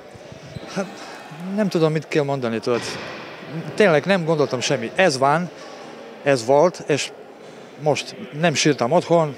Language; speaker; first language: Hungarian; non-native, learner; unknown